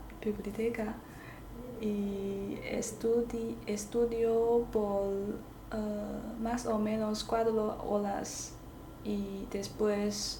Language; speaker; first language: Spanish; non-native, learner; Chinese